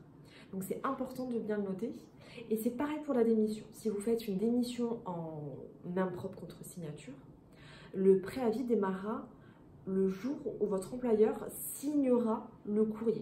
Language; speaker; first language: French; native; French